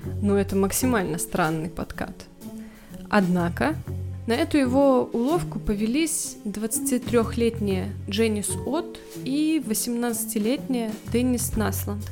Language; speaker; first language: Russian; native; Russian